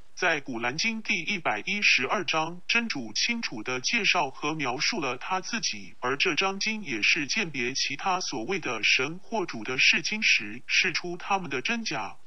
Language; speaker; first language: Chinese; non-native, local second language; Cantonese